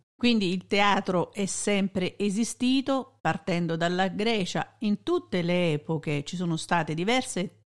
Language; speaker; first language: Italian; native; Italian